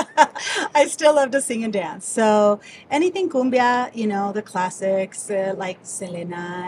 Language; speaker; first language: English; early bilingual, other home language; Spanish